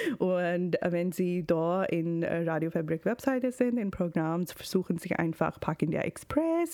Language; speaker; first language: German; non-native, fluent; Urdu